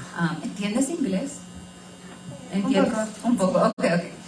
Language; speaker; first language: Spanish; early bilingual, heritage; Spanish